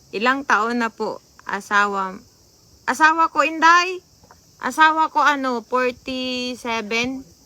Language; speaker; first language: Filipino; non-native, local second language; Cebuano